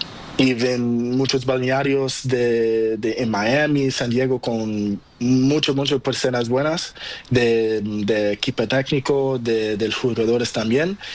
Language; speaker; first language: Spanish; non-native, learner; Portuguese